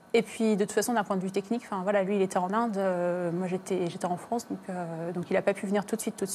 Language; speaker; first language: French; native; French